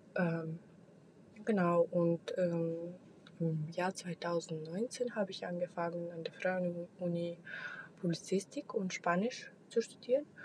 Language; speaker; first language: German; non-native, fluent; Russian